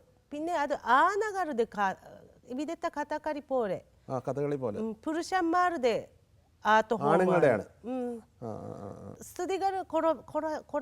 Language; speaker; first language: Malayalam; non-native, learner; Japanese